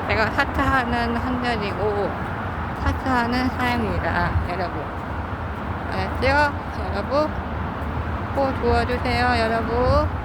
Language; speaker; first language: Korean; non-native, learner; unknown